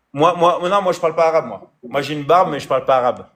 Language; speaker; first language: French; native; French